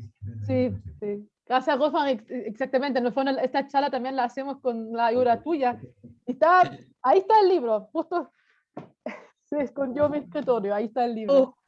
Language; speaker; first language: Spanish; non-native, fluent; German